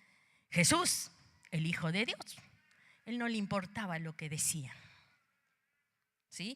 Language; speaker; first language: Spanish; native; Spanish